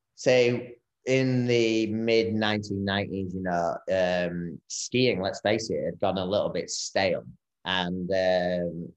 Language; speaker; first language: English; native; English